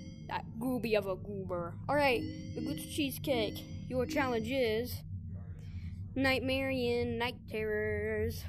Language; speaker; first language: English; native; English